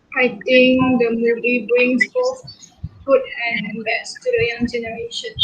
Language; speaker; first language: English; non-native, local second language; Malay